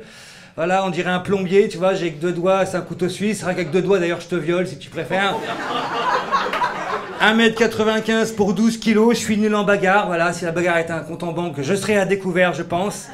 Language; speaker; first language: French; native; French